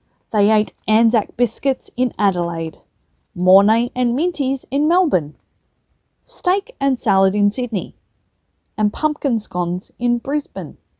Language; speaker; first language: English; native; English